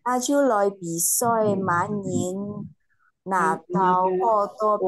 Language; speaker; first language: Chinese; non-native, learner; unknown